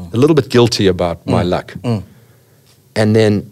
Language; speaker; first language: English; native; English